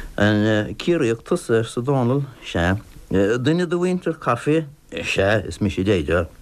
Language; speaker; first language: Irish; non-native, local second language; English